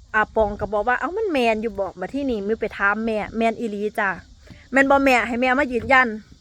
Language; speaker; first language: Thai; native; Thai